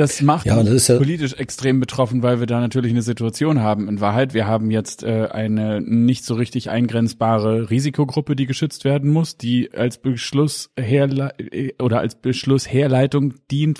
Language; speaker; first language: German; native; German